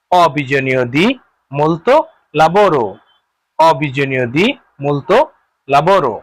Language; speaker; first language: Italian; non-native, learner; Bangla